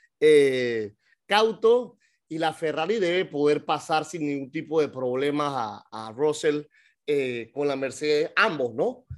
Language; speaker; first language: Spanish; native; Spanish